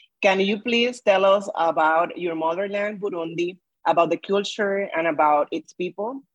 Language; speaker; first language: English; non-native, local second language; Spanish